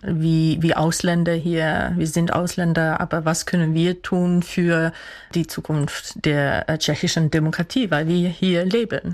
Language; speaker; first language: German; non-native, fluent; Dutch